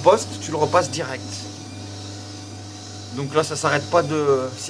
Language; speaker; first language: French; native; French